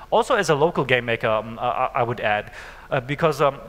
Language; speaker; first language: English; non-native, fluent; German